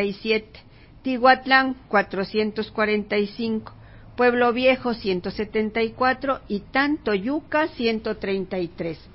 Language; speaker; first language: Spanish; native; Spanish